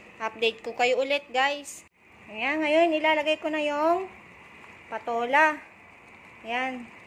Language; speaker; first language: Filipino; non-native, local second language; Iloko